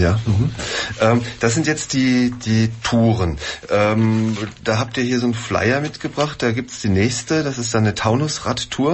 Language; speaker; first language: German; native; German